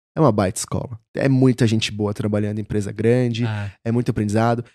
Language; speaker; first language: Portuguese; native; Portuguese